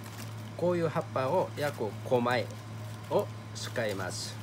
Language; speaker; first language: Japanese; non-native, fluent; Korean